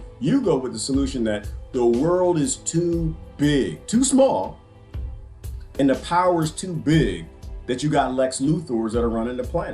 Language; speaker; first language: English; native; English